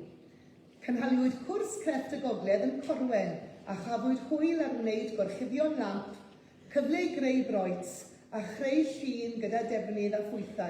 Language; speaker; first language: Welsh; native; Welsh